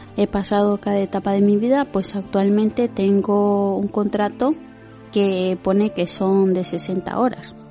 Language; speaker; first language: Spanish; native; Spanish